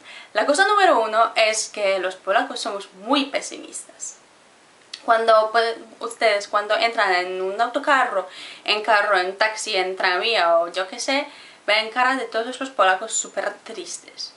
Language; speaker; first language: Spanish; non-native, fluent; Polish